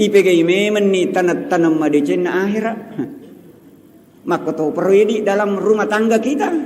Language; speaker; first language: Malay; non-native, local second language; Buginese